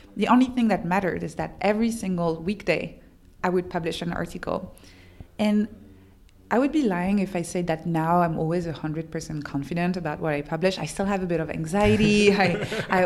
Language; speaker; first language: English; non-native, fluent; French